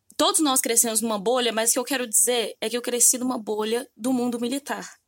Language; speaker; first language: Portuguese; native; Portuguese